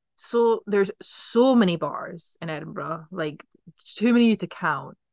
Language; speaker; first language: English; native; English